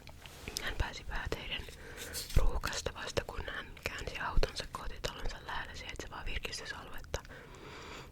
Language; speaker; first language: Finnish; native; Finnish